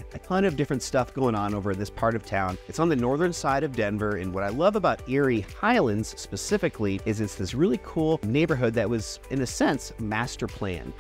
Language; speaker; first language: English; native; English